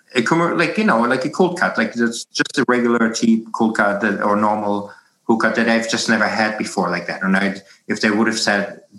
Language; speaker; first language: English; non-native, fluent; German